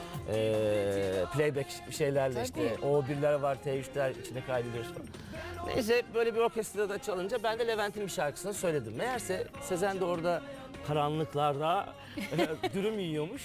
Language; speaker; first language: Turkish; native; Turkish